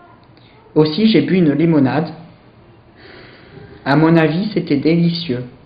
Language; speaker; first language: French; non-native, learner; English